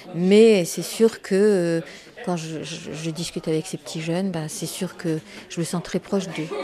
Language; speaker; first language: French; native; French